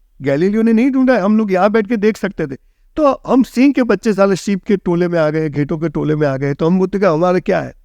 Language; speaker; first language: Hindi; non-native, local second language; Gujarati